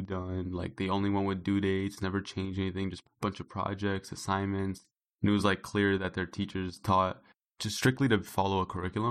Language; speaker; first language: English; native; English